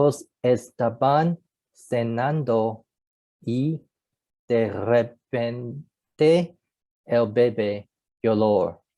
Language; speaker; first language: Spanish; non-native, learner; Chinese